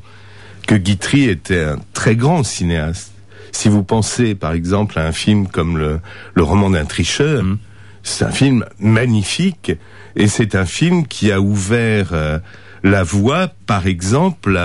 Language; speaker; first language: French; native; French